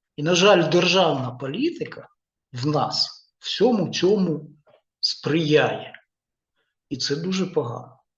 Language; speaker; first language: Ukrainian; non-native, local second language; Russian